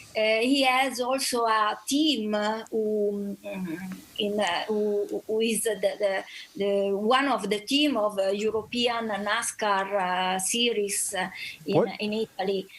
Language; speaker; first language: English; non-native, learner; Italian